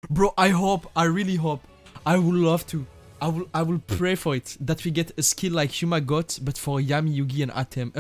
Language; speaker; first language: English; non-native, fluent; French